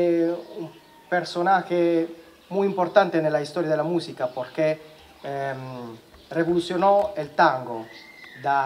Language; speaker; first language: Spanish; non-native, learner; Italian